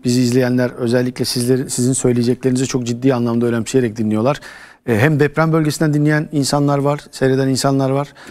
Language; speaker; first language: Turkish; native; Turkish